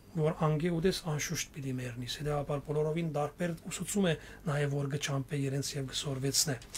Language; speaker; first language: Armenian; native; Armenian